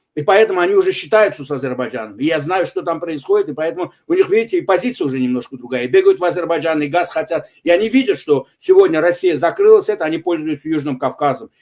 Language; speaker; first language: Russian; non-native, local second language; Azerbaijani